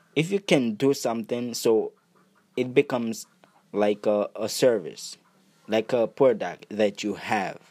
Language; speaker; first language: English; non-native, fluent; Haitian Creole